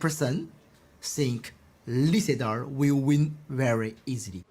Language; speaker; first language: English; non-native, learner; Chinese